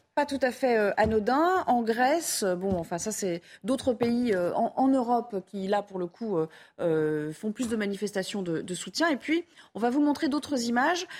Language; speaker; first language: French; native; French